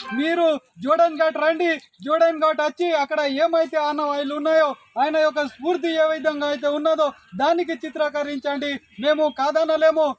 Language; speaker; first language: Telugu; non-native, local second language; Gondi